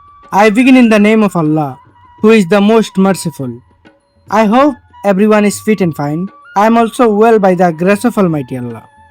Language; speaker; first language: English; non-native, local second language; Bangla